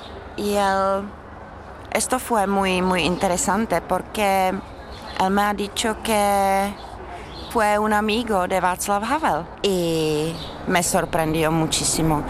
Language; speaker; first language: Spanish; non-native, fluent; Czech